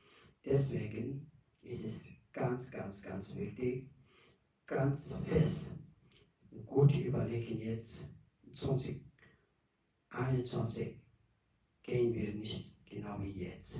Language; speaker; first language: German; non-native, learner; Tibetan